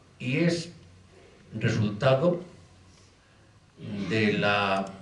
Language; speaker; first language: Spanish; native; Spanish